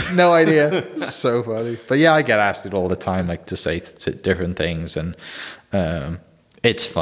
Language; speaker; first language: English; native; English